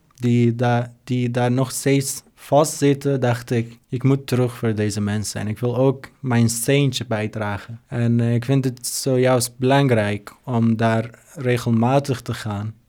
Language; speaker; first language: Dutch; non-native, fluent; Arabic